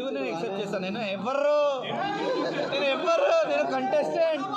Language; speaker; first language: Telugu; non-native, learner; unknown